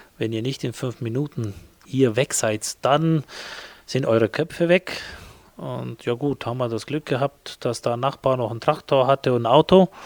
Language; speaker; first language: German; non-native, fluent; Albanian